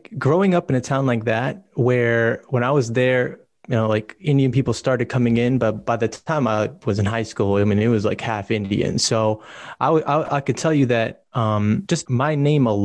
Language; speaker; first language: English; native; English